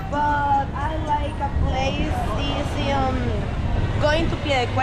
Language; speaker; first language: English; non-native, learner; Spanish